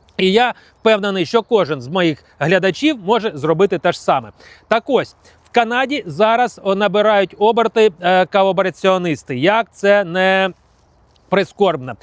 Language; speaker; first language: Ukrainian; non-native, local second language; Russian